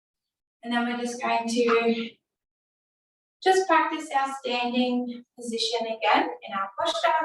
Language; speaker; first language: English; native; English